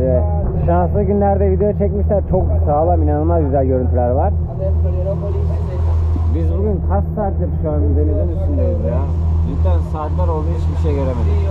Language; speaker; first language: Turkish; native; Turkish